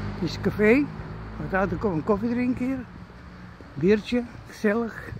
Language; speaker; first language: Dutch; non-native, learner; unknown